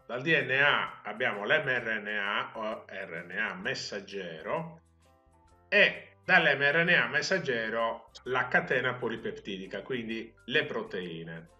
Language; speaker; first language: Italian; native; Italian